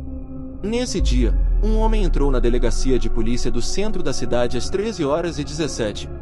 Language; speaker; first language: Portuguese; native; Portuguese